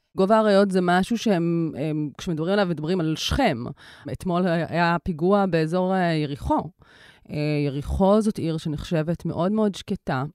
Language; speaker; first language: Hebrew; native; Hebrew